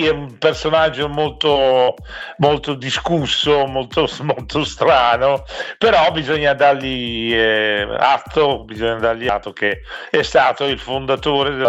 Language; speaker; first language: Italian; early bilingual, other home language; Dutch